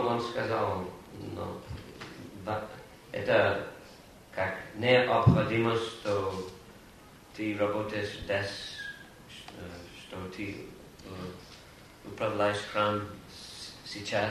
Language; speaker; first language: Russian; non-native, fluent; English